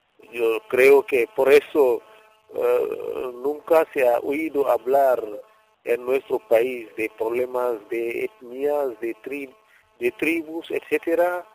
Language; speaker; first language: Spanish; non-native, fluent; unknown